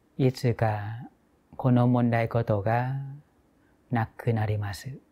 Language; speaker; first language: Japanese; non-native, fluent; Thai